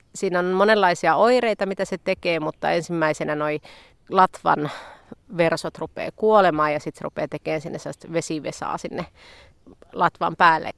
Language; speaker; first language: Finnish; native; Finnish